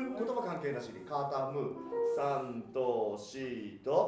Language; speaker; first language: Japanese; native; Japanese